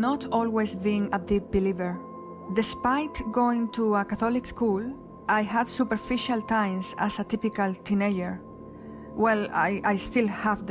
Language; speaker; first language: English; non-native, fluent; Spanish